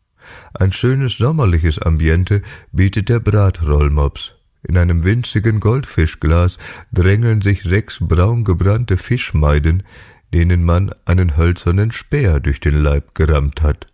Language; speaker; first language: German; native; German